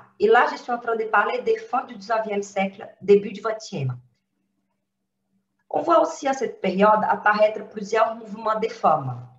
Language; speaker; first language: French; non-native, fluent; Portuguese